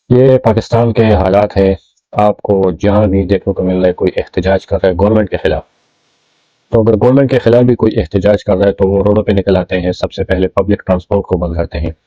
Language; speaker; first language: Urdu; non-native, local second language; Pashto